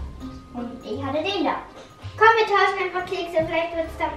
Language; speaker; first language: German; native; German